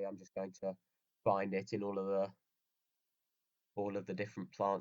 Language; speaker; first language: English; native; English